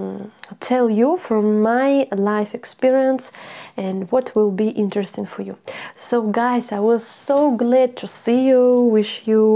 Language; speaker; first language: English; non-native, learner; Russian